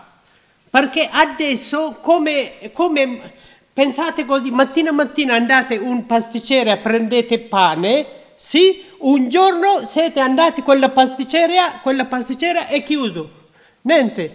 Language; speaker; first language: Italian; non-native, learner; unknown